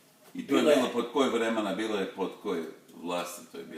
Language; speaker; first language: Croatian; early bilingual, heritage; Croatian